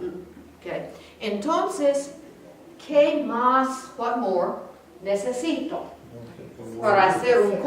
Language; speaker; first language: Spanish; non-native, fluent; English